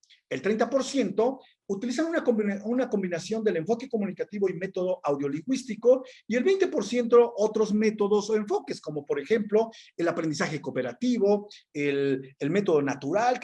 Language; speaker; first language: Spanish; native; Spanish